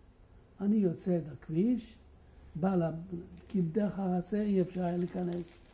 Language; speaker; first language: Hebrew; non-native, fluent; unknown